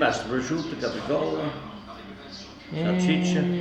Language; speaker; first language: Italian; native; Italian